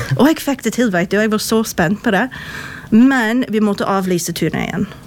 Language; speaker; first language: Norwegian; non-native, fluent; English